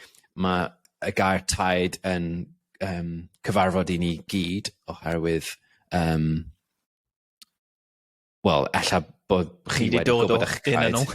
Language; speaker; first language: Welsh; non-native, local second language; English